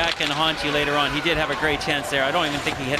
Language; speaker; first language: English; native; English